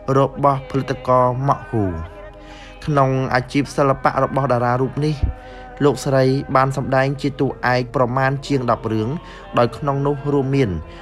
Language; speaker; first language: Khmer; native; Khmer